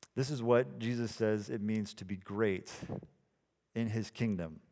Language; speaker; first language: English; early bilingual, other home language; Dutch